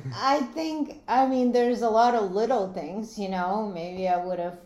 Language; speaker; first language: English; early bilingual, other home language; Latvian